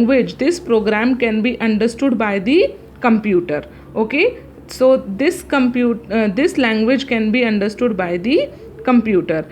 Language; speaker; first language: English; non-native, local second language; Hindi